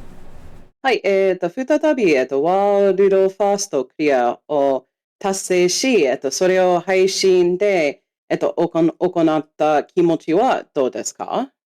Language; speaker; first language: Japanese; non-native, fluent; English